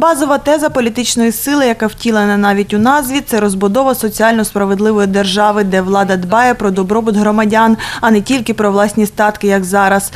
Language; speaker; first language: Ukrainian; native; Ukrainian